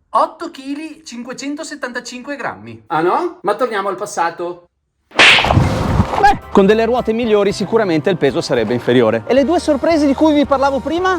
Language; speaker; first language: Italian; native; Italian